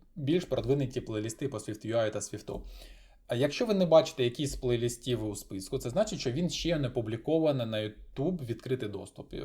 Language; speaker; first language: Ukrainian; non-native, local second language; Russian